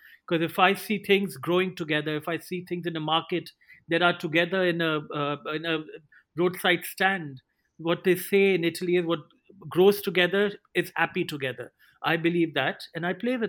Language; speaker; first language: English; non-native, local second language; Hindi